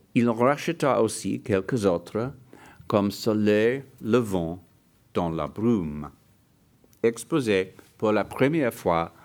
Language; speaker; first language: French; non-native, fluent; English